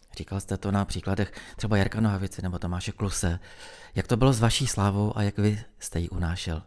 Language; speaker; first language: Czech; native; Czech